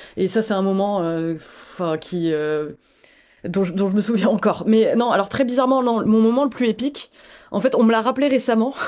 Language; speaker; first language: French; native; French